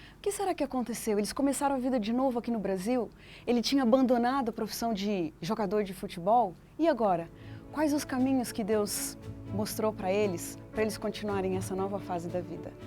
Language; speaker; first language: Portuguese; native; Portuguese